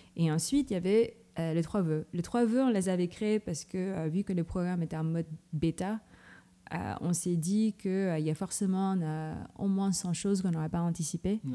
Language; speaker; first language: French; non-native, fluent; Filipino